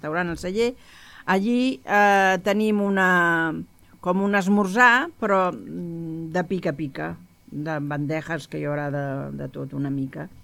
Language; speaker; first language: Catalan; non-native, local second language; Spanish